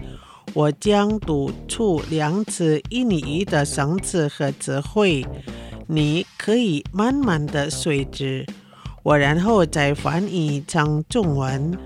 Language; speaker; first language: Chinese; non-native, local second language; Indonesian